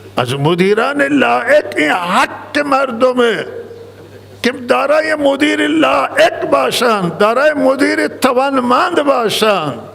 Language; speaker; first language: Persian; non-native, local second language; Baluchi